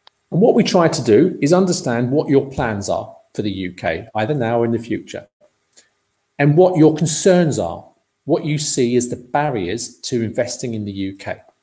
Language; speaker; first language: English; native; English